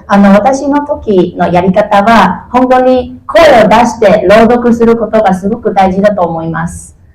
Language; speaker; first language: Japanese; non-native, fluent; Chinese